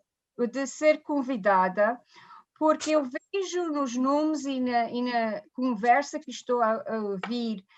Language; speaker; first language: Portuguese; early bilingual, heritage; Portuguese